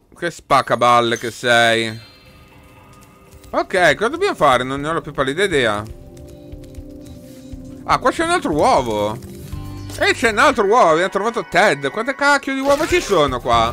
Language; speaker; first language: Italian; native; Italian